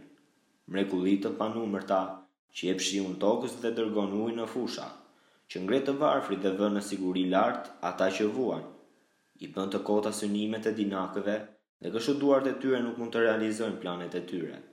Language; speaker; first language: Albanian; native; Albanian